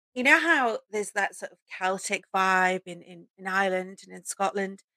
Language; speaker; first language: English; native; English